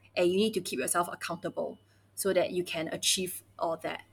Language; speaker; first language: English; early bilingual, other home language; Chinese